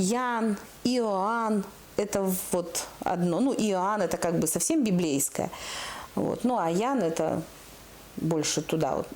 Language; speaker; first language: Russian; native; Russian